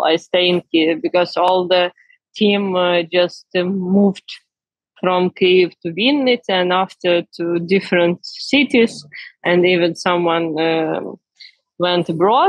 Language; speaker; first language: English; non-native, learner; Ukrainian